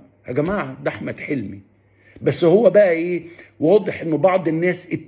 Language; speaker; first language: Arabic; native; Arabic